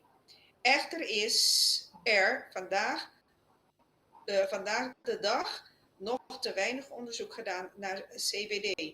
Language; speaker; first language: Dutch; non-native, local second language; Papiamento